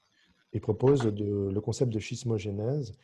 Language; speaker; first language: French; native; French